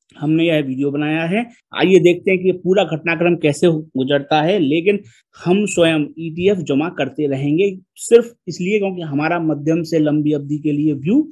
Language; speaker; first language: Hindi; native; Hindi